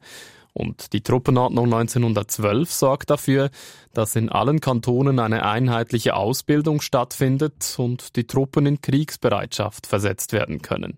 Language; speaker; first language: German; native; German